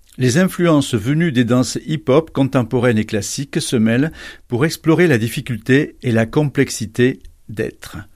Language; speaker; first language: French; native; French